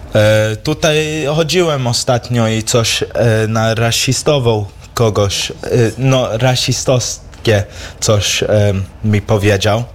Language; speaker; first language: Polish; early bilingual, heritage; English